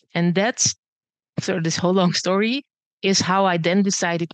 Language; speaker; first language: English; early bilingual, other home language; Bosnian